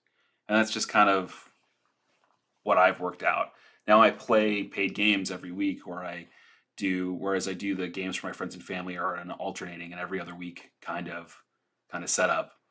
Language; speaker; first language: English; native; English